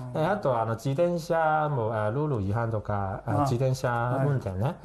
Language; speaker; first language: Japanese; non-native, fluent; Chinese